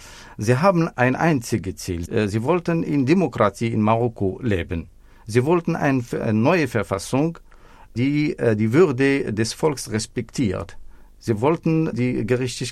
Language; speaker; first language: German; non-native, fluent; Arabic